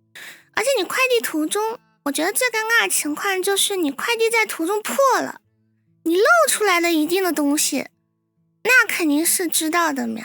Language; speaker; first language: Chinese; native; Chinese